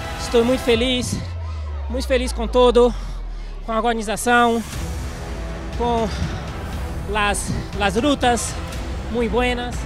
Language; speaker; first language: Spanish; non-native, learner; Portuguese